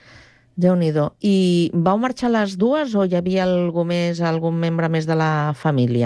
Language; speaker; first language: Catalan; native; Catalan